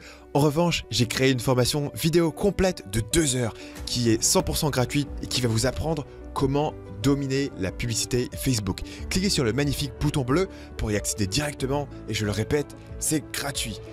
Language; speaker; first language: French; native; French